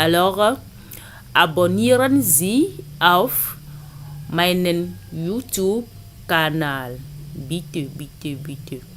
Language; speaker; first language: German; non-native, learner; French